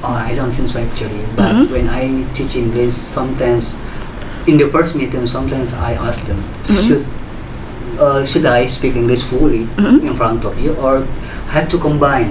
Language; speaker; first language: English; non-native, learner; Indonesian